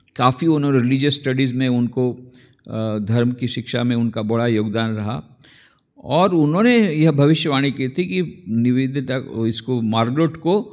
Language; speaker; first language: Hindi; non-native, local second language; Gujarati